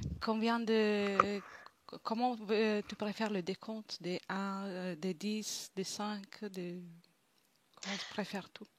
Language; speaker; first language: French; non-native, fluent; Italian